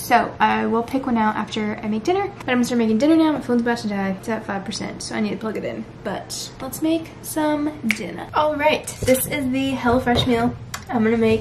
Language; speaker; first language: English; native; English